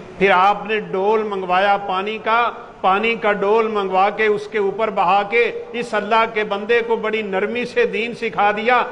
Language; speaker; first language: Urdu; non-native, local second language; Punjabi